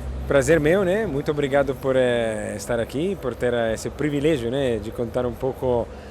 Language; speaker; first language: Portuguese; non-native, fluent; Italian